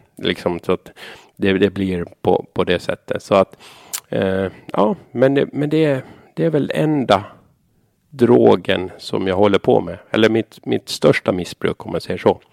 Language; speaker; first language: Swedish; native; Swedish